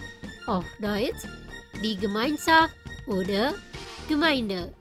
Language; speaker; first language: German; non-native, learner; Indonesian